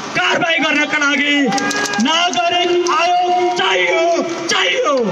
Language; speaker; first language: Nepali; native; Nepali